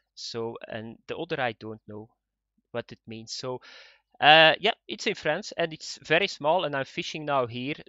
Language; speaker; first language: English; non-native, fluent; Dutch